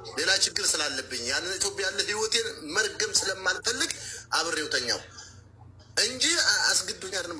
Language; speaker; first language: Amharic; native; Amharic